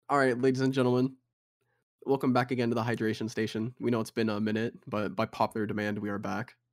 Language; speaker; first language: English; native; English